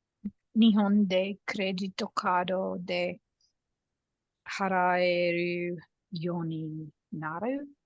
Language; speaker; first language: Japanese; non-native, learner; English